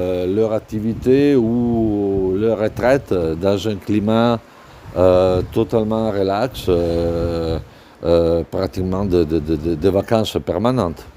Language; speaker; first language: French; non-native, fluent; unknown